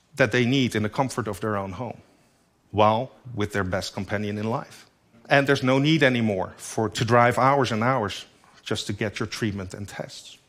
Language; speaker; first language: English; non-native, fluent; Dutch